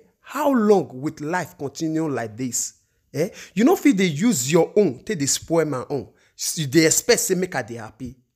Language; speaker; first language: Nigerian Pidgin; non-native, local second language; Igbo